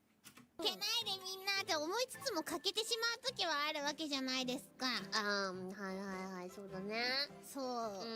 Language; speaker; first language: Japanese; native; Japanese